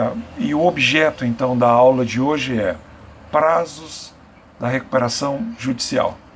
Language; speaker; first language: Portuguese; native; Portuguese